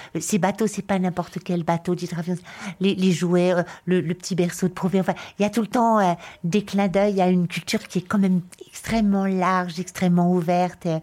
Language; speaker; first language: French; native; French